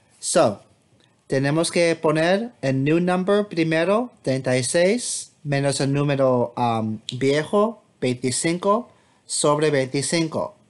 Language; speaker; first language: Spanish; non-native, fluent; English